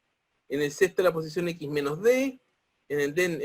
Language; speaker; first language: Spanish; native; Spanish